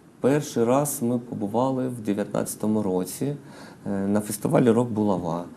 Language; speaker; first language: Ukrainian; non-native, local second language; Russian